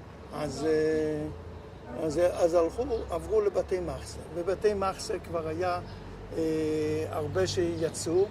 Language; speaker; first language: Hebrew; non-native, local second language; Yiddish